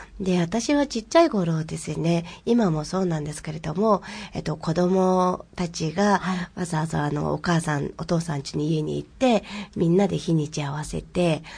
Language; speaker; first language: Japanese; non-native, fluent; Mongolian